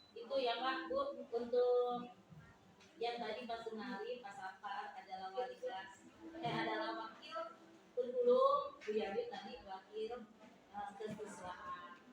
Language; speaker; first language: Indonesian; non-native, local second language; Sundanese